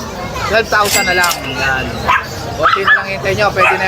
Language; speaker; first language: Filipino; native; Filipino